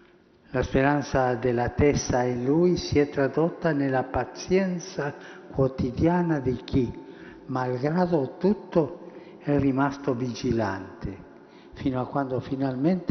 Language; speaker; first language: Italian; early bilingual, heritage; Spanish